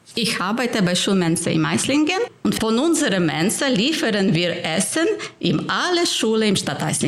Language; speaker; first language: German; non-native, fluent; Ukrainian